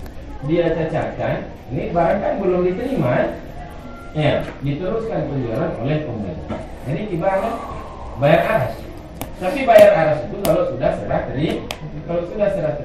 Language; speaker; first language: Indonesian; native; Indonesian